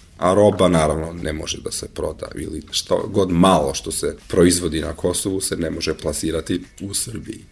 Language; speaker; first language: Serbian; non-native, local second language; Albanian